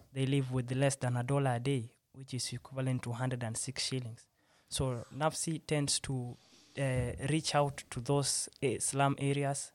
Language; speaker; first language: English; non-native, local second language; Swahili